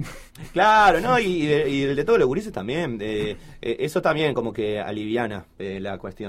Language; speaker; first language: Spanish; native; Spanish